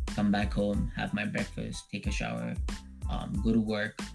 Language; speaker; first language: English; early bilingual, other home language; Hindi